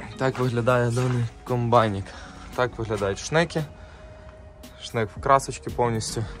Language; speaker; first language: Ukrainian; non-native, local second language; Russian